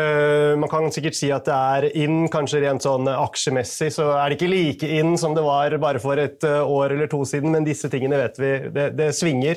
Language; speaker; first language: Norwegian; native; Norwegian